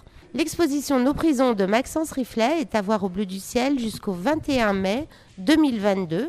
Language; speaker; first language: French; native; French